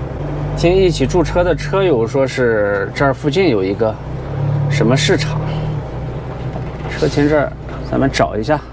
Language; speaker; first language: Chinese; native; Chinese